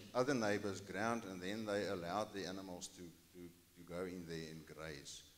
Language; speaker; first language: English; non-native, local second language; Afrikaans